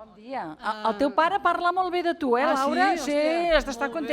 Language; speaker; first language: Catalan; native; Catalan